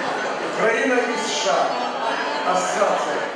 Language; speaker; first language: Russian; non-native, local second language; Crimean Tatar